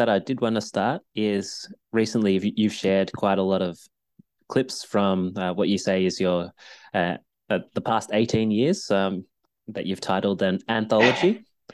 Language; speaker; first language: English; native; English